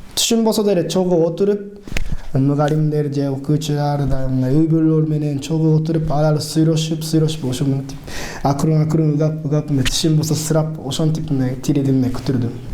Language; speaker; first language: Kyrgyz; non-native, learner; Japanese